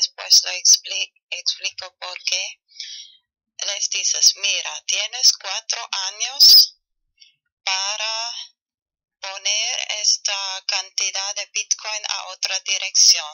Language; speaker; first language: Spanish; non-native, fluent; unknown